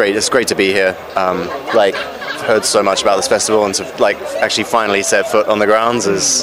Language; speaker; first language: English; native; English